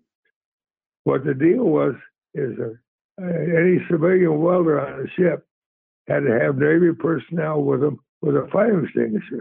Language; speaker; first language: English; native; English